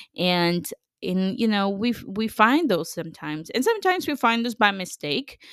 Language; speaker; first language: English; non-native, fluent; Spanish